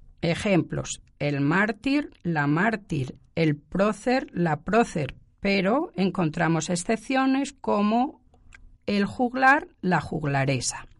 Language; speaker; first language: Spanish; native; Spanish